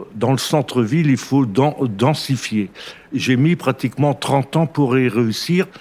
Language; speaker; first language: French; native; French